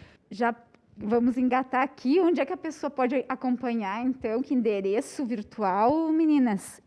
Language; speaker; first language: Portuguese; native; Portuguese